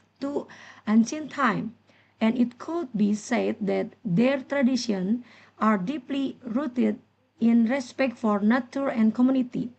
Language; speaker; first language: English; non-native, learner; Indonesian